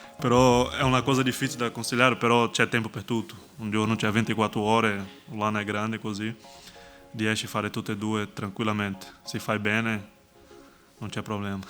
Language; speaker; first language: Italian; non-native, fluent; Portuguese